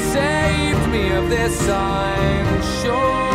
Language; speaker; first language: English; native; English